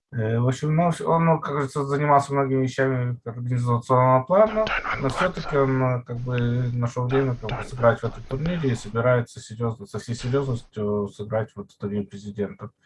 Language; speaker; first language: Russian; native; Russian